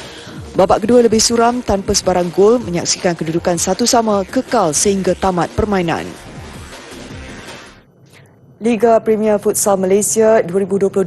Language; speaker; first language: Malay; native; Malay